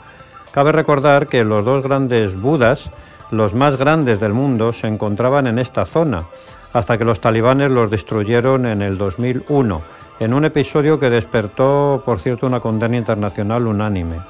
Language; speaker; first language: Spanish; native; Spanish